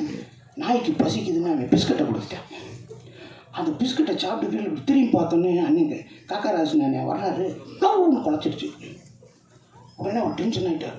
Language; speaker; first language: Tamil; native; Tamil